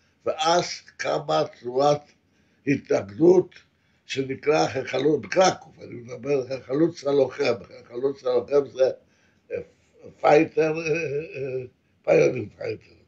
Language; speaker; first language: Hebrew; non-native, fluent; Polish